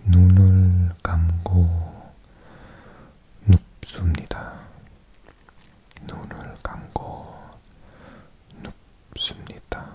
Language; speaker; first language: Korean; non-native, learner; English